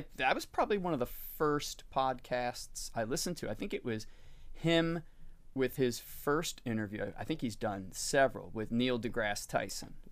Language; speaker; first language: English; native; English